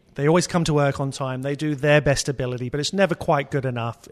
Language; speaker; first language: English; native; English